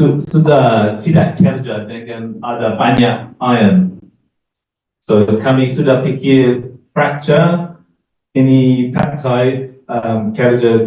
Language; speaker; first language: Indonesian; non-native, learner; English